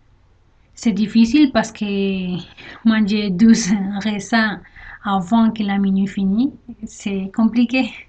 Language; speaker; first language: French; non-native, learner; Spanish